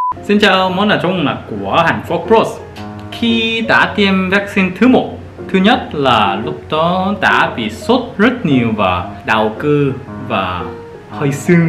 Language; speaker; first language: Vietnamese; non-native, learner; Korean